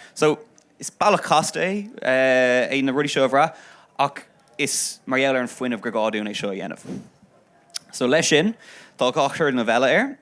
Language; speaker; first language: Irish; non-native, local second language; English